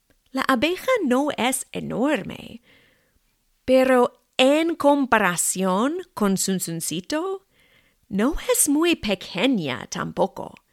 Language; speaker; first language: Spanish; non-native, fluent; English